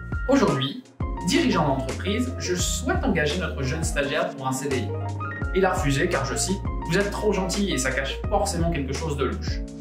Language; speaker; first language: French; native; French